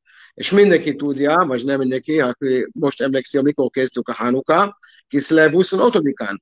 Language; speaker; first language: Hungarian; non-native, learner; Hebrew